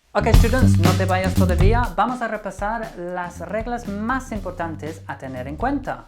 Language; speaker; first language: Spanish; non-native, fluent; English